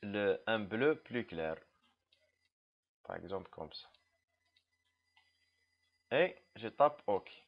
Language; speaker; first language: French; non-native, local second language; Arabic